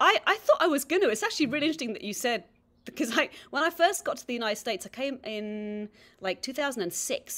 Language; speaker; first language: English; native; English